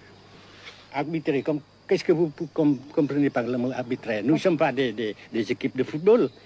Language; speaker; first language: French; non-native, local second language; Vietnamese